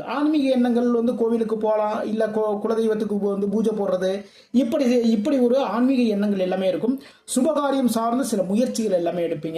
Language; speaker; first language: Tamil; native; Tamil